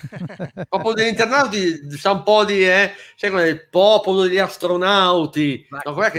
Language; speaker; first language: Italian; native; Italian